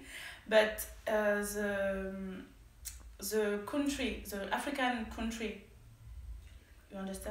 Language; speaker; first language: English; non-native, learner; French